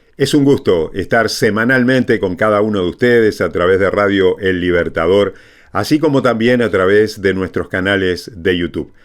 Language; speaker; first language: Spanish; native; Spanish